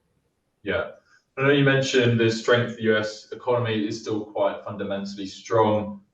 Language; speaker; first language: English; native; English